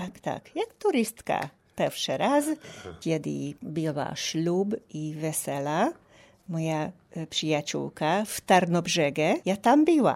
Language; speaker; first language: Polish; non-native, learner; Hungarian